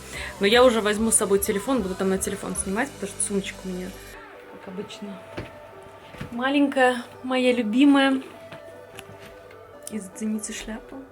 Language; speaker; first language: Russian; native; Russian